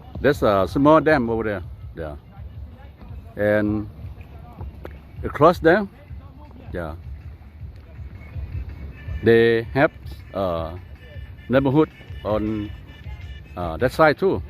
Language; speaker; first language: English; non-native, fluent; Lao